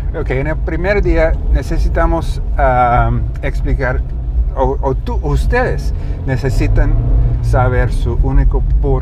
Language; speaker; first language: Spanish; non-native, learner; English